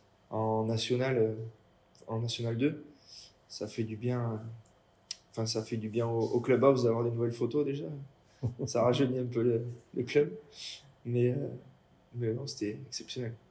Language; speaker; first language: French; native; French